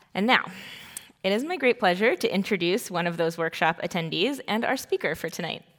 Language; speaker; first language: English; native; English